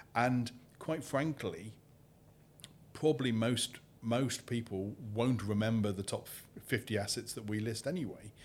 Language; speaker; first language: English; native; English